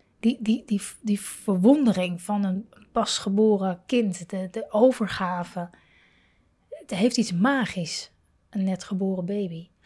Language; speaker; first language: Dutch; native; Dutch